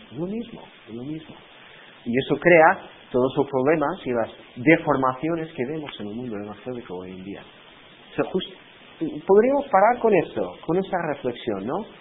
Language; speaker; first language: Spanish; non-native, fluent; English